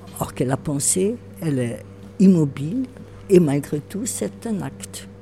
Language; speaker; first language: French; non-native, fluent; Portuguese